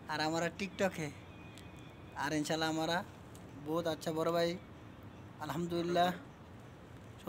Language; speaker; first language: Hindi; non-native, learner; Bangla